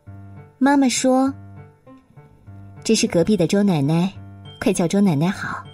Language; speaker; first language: Chinese; native; Chinese